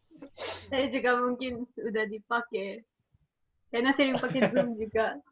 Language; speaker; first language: Indonesian; non-native, fluent; Japanese